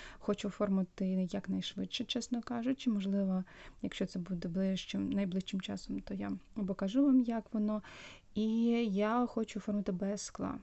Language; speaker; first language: Ukrainian; non-native, local second language; Russian